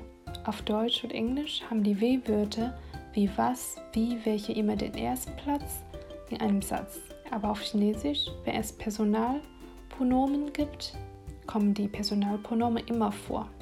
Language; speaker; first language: German; non-native, fluent; Chinese